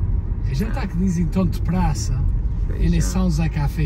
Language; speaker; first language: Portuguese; early bilingual, heritage; English